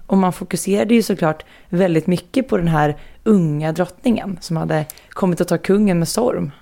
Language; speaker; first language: Swedish; native; Swedish